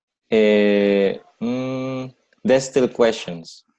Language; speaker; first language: English; non-native, learner; Indonesian